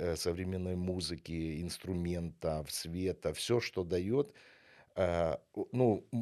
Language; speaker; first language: Russian; non-native, local second language; Ukrainian